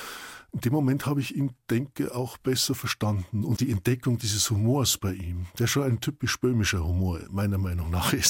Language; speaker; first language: German; native; German